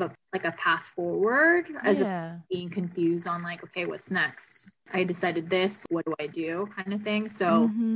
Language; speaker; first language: English; non-native, local second language; Filipino